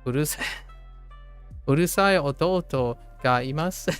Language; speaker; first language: Japanese; non-native, learner; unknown